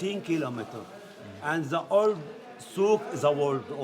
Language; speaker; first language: English; non-native, learner; Arabic